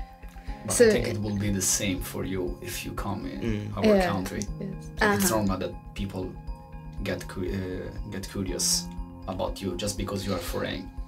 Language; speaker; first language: English; non-native, fluent; Italian